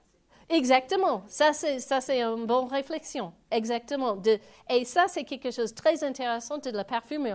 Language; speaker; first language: French; non-native, fluent; English